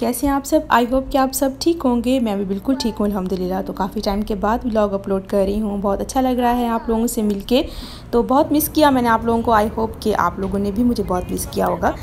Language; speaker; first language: Urdu; native; Urdu